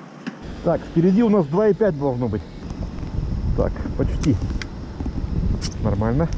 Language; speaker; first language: Russian; native; Russian